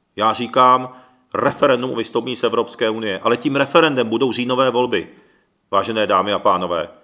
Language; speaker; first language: Czech; early bilingual, other home language; Japanese